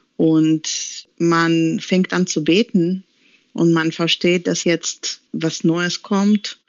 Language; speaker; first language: German; non-native, learner; Romanian